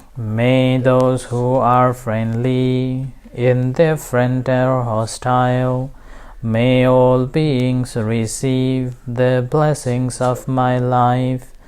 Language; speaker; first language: English; non-native, fluent; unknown